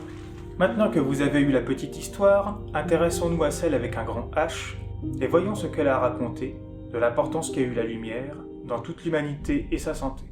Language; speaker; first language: French; native; French